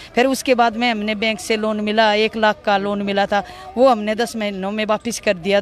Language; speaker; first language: Hindi; native; Hindi